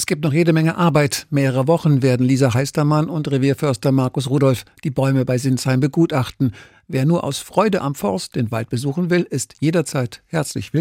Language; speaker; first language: German; native; German